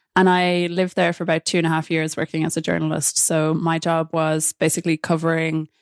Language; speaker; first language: English; native; English